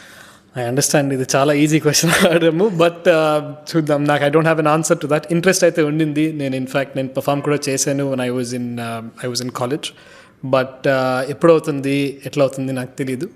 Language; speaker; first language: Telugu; early bilingual, heritage; Telugu